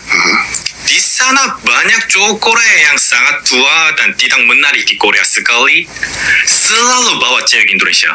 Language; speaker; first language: Indonesian; non-native, fluent; Korean